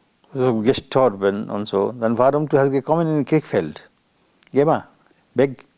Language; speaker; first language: German; non-native, learner; Bangla